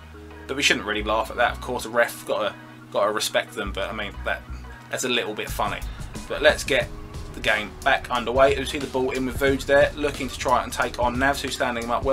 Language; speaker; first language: English; native; English